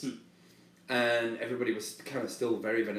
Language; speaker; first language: English; native; English